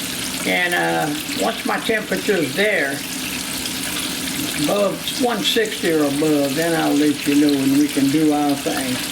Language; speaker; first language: English; native; English